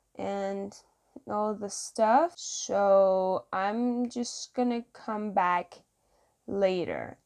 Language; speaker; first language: English; non-native, fluent; Persian